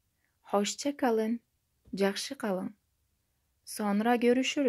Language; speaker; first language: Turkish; non-native, fluent; Kyrgyz